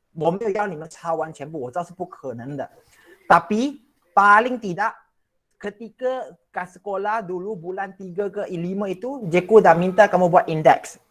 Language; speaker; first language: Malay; non-native, local second language; Chinese